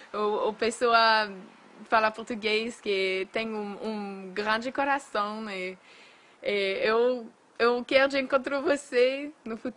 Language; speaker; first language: Portuguese; non-native, learner; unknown